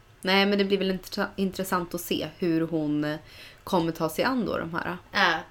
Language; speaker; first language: Swedish; native; Swedish